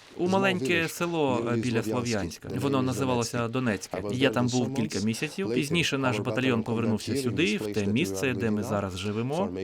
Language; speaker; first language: Ukrainian; early bilingual, heritage; Portuguese